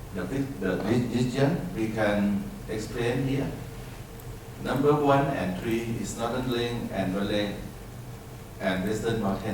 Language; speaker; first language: English; non-native, learner; Thai